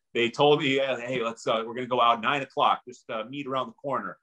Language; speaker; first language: English; native; English